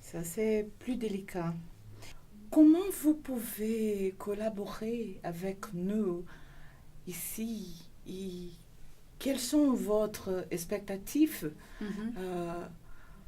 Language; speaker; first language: French; non-native, learner; Portuguese